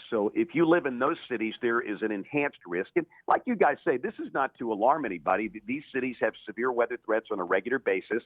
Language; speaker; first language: English; native; English